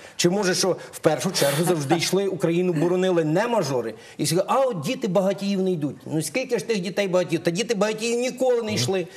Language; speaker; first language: Ukrainian; native; Ukrainian